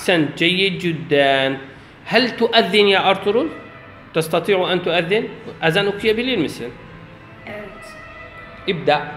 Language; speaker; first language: Arabic; non-native, fluent; Turkish